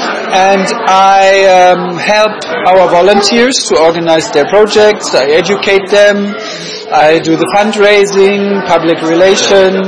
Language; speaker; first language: English; non-native, fluent; German